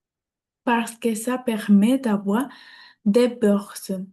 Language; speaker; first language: French; non-native, learner; Spanish